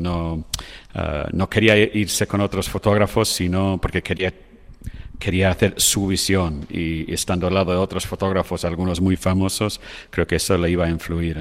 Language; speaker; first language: Spanish; non-native, fluent; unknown